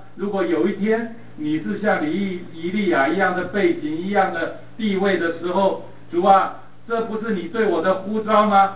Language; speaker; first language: Chinese; native; Chinese